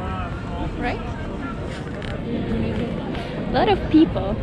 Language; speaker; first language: English; non-native, learner; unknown